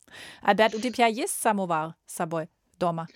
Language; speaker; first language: Russian; non-native, learner; German